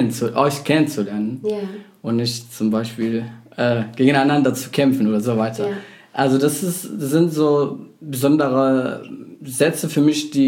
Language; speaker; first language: German; non-native, fluent; Arabic